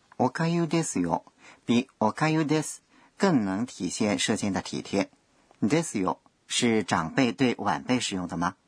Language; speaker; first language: Chinese; non-native, fluent; Japanese